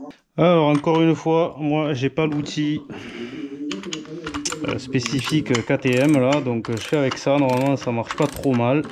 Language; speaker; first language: French; native; French